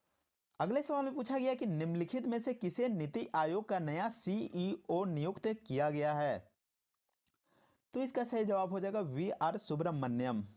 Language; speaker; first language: Hindi; native; Hindi